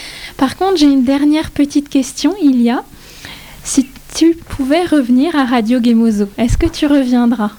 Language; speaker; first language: French; native; French